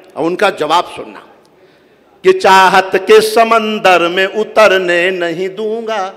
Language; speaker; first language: Hindi; native; Hindi